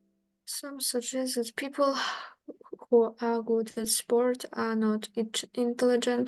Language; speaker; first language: English; non-native, learner; Russian